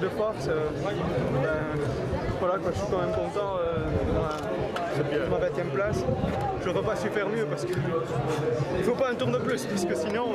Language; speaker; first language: French; native; French